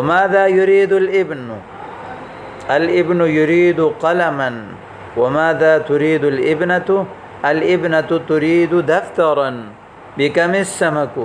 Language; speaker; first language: Arabic; non-native, fluent; Urdu